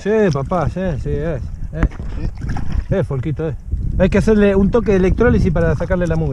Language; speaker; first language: Spanish; native; Spanish